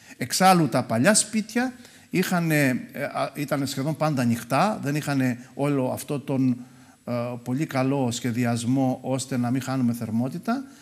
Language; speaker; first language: Greek; native; Greek